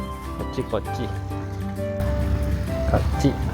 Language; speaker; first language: Japanese; native; Japanese